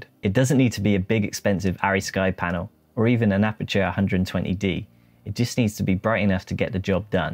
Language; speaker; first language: English; native; English